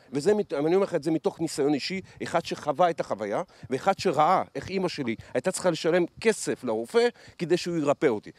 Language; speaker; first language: Hebrew; early bilingual, other home language; Russian